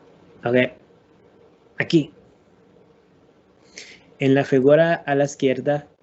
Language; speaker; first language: Spanish; non-native, learner; English